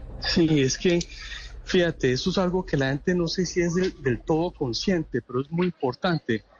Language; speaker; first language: Spanish; native; Spanish